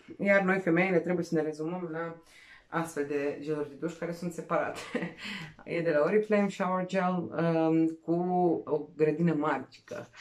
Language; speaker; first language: Romanian; non-native, local second language; Serbian